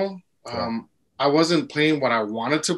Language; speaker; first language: English; native; English